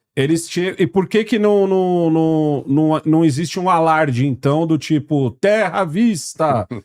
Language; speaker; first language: Portuguese; native; Portuguese